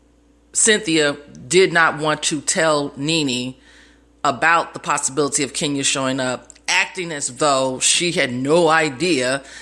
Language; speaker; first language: English; native; English